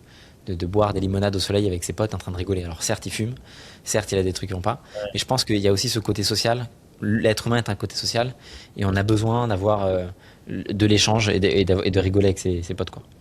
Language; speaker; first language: French; native; French